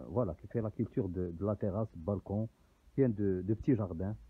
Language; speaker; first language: French; non-native, local second language; Arabic